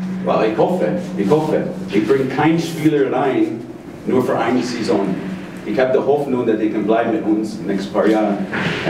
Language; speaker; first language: German; non-native, fluent; English